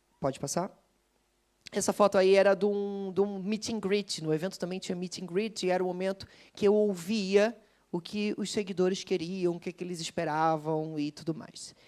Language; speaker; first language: Portuguese; native; Portuguese